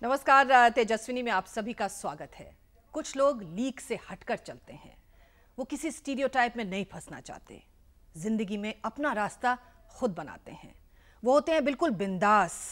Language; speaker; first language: Hindi; native; Hindi